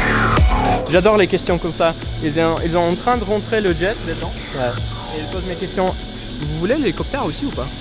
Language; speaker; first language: French; non-native, fluent; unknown